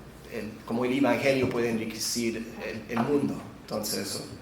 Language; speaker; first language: Spanish; non-native, fluent; English